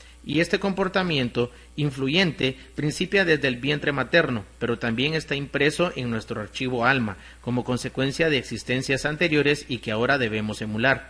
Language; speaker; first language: Spanish; native; Spanish